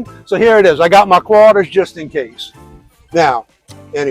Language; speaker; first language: English; native; English